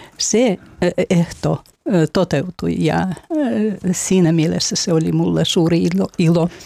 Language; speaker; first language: Finnish; non-native, fluent; Russian